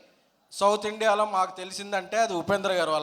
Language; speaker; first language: Telugu; native; Telugu